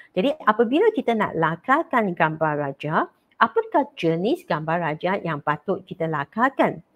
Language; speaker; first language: Malay; non-native, local second language; Chinese